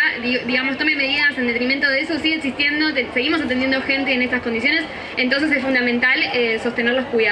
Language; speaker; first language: Spanish; native; Spanish